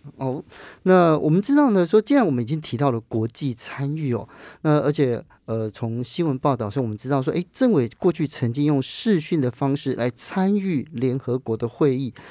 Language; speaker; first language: Chinese; native; Chinese